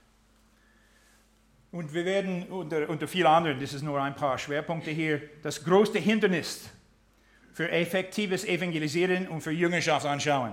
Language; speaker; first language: German; non-native, fluent; English